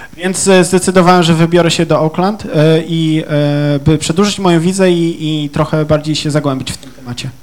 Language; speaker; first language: Polish; native; Polish